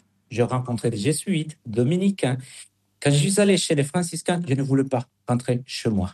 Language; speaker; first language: French; non-native, fluent; Spanish